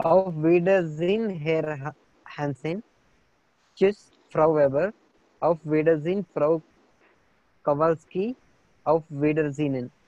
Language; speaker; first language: German; non-native, learner; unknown